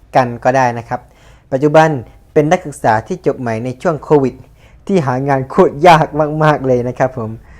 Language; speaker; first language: Thai; native; Thai